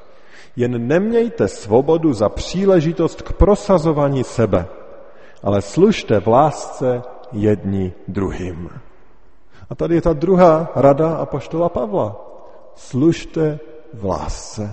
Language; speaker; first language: Czech; native; Czech